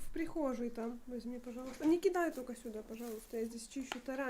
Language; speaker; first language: Russian; native; Russian